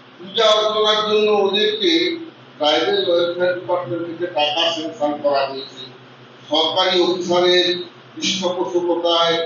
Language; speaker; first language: Bangla; non-native, local second language; Santali